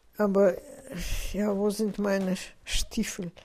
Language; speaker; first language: German; non-native, fluent; Russian